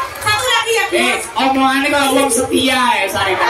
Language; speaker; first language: Indonesian; non-native, local second language; Javanese